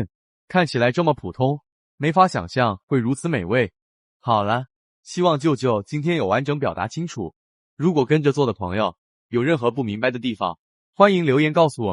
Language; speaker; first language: Chinese; native; Chinese